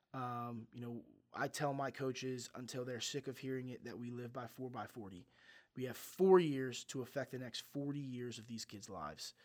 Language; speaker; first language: English; native; English